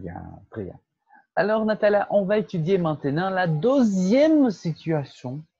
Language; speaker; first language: French; non-native, fluent; Portuguese